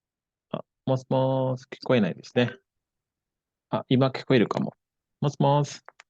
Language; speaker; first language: Japanese; non-native, fluent; Indonesian